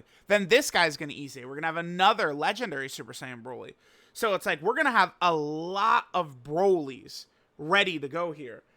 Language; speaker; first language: English; native; English